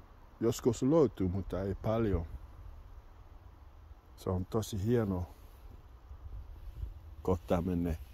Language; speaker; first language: Finnish; non-native, learner; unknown